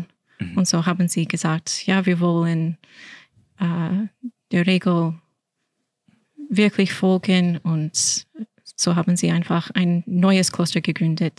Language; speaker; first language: German; non-native, fluent; English